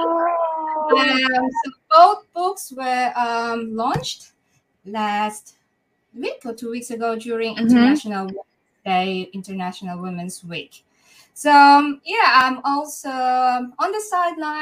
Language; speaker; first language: English; non-native, local second language; Filipino